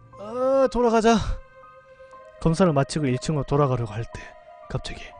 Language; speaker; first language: Korean; native; Korean